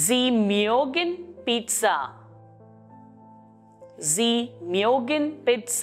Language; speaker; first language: German; non-native, fluent; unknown